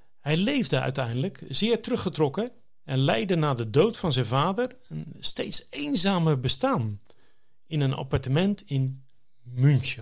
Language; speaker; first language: Dutch; native; Dutch